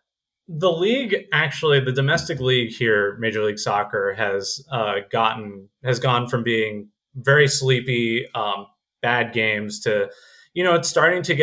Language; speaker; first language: English; native; English